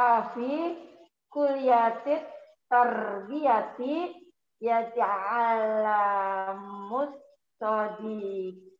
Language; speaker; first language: Arabic; non-native, learner; Indonesian